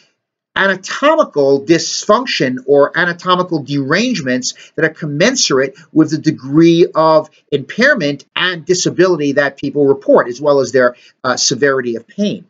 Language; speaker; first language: English; native; English